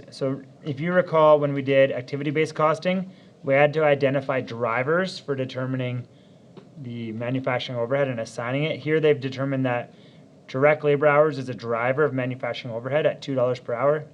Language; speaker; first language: English; native; English